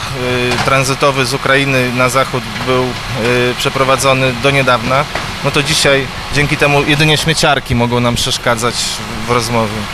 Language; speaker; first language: Polish; native; Polish